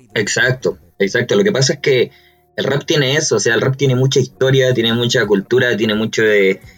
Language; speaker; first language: Spanish; native; Spanish